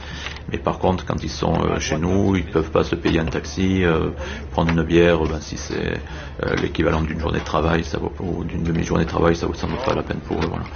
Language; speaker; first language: French; native; French